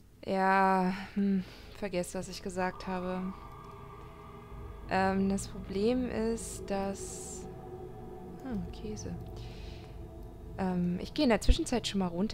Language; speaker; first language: German; native; German